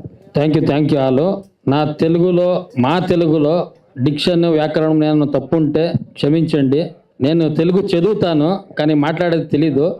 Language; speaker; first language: Telugu; non-native, local second language; Kannada